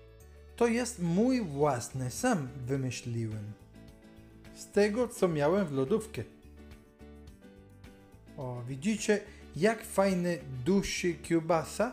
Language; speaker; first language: Polish; non-native, learner; Italian